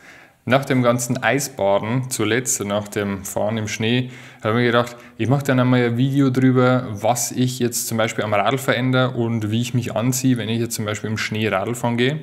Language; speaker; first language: German; native; German